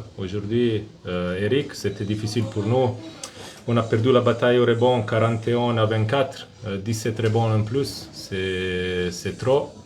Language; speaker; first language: French; non-native, fluent; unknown